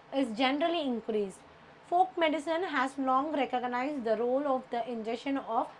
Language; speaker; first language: English; non-native, local second language; Tamil